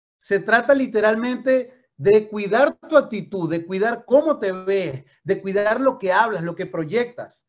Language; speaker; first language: Spanish; native; Spanish